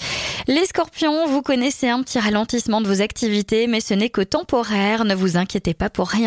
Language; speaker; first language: French; native; French